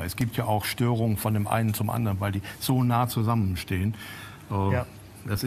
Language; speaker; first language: German; native; German